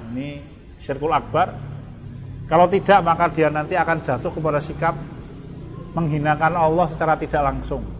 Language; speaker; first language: Indonesian; non-native, local second language; Javanese